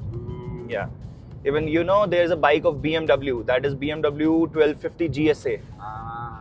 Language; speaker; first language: English; non-native, local second language; Hindi